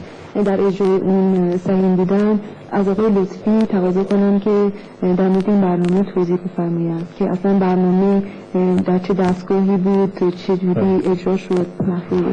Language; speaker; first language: Persian; native; Persian